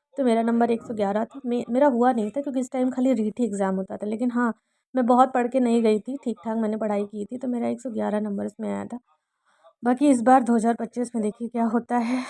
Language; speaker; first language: Hindi; native; Hindi